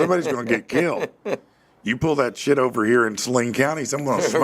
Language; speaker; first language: English; native; English